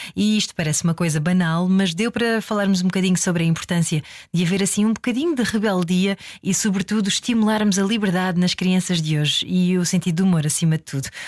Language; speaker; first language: Portuguese; native; Portuguese